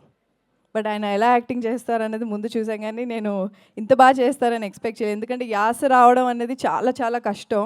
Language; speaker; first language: Telugu; native; Telugu